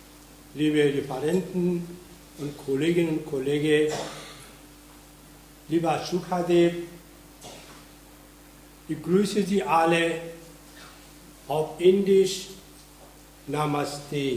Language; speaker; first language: German; non-native, fluent; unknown